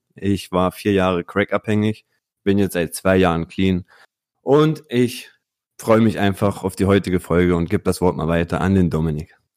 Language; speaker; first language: German; early bilingual, other home language; Italian